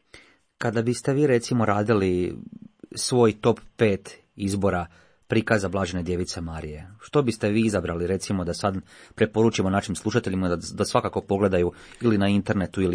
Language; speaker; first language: Croatian; native; Croatian